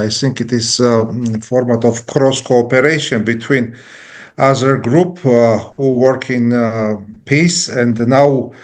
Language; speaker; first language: English; non-native, learner; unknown